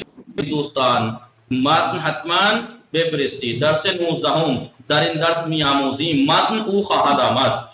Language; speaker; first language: Persian; non-native, fluent; Urdu